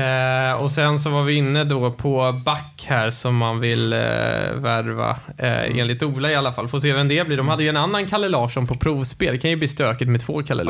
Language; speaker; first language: Swedish; native; Swedish